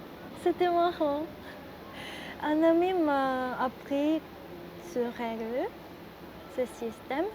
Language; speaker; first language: French; non-native, learner; Japanese